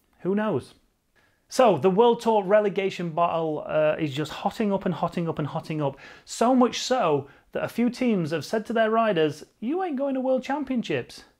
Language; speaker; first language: English; native; English